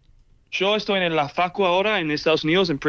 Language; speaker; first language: Spanish; early bilingual, heritage; English